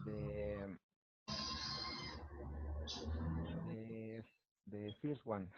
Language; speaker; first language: English; non-native, learner; Spanish